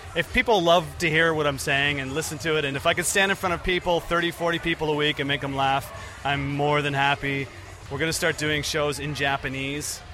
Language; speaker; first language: English; native; English